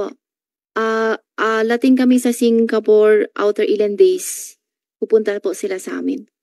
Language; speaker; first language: Filipino; non-native, learner; Chinese